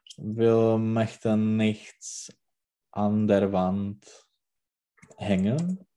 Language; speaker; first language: German; non-native, learner; Czech